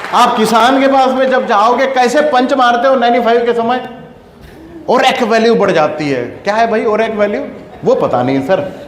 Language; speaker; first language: Hindi; non-native, local second language; Kannada